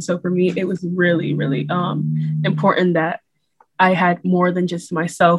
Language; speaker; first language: English; native; English